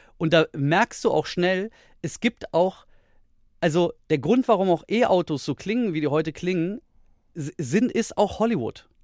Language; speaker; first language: German; early bilingual, heritage; Greek